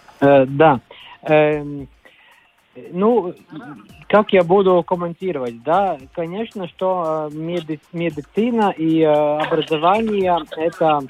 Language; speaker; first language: Russian; non-native, local second language; Latvian